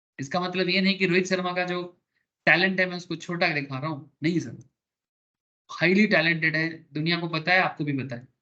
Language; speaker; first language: Hindi; non-native, local second language; Bangla